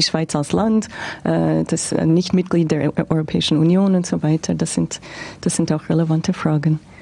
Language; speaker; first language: German; non-native, fluent; English